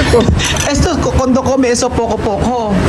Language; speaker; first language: Spanish; non-native, learner; Filipino